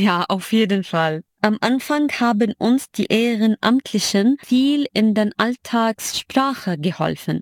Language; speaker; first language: German; non-native, fluent; Arabic